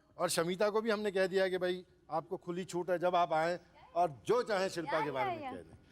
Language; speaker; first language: Hindi; native; Hindi